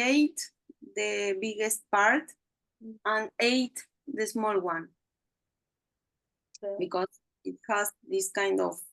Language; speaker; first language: English; non-native, learner; Spanish